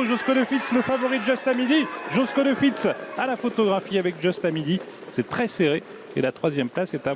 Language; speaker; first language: French; native; French